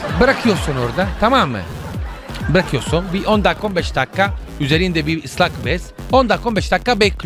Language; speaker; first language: Turkish; non-native, learner; Italian